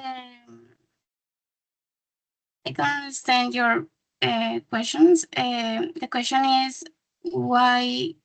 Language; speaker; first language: English; non-native, learner; Spanish